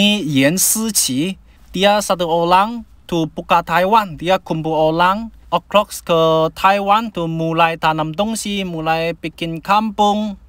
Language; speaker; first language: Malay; non-native, learner; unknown